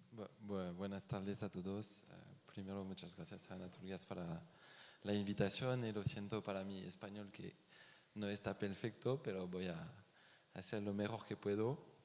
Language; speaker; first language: Spanish; non-native, fluent; French